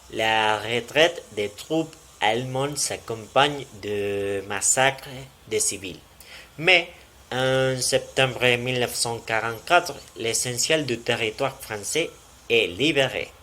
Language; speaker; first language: French; non-native, learner; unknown